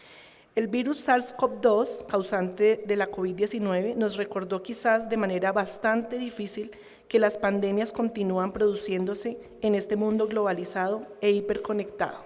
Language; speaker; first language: Spanish; native; Spanish